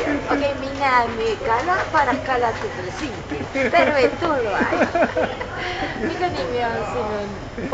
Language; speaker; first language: Finnish; non-native, learner; Spanish